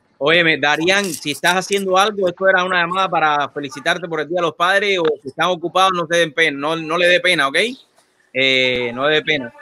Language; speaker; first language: Spanish; native; Spanish